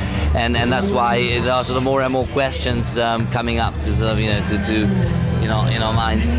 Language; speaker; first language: English; non-native, fluent; Hungarian